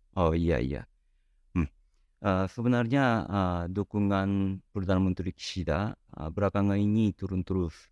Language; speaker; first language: Indonesian; non-native, fluent; Japanese